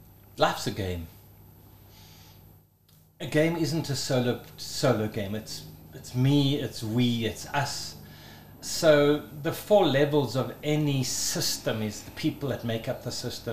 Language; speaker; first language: English; native; English